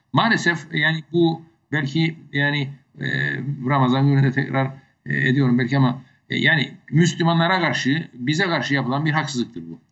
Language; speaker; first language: Turkish; native; Turkish